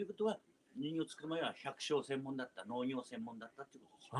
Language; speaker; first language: Japanese; native; Japanese